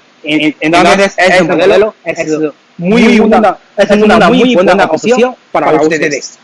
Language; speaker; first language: Spanish; non-native, learner; Chinese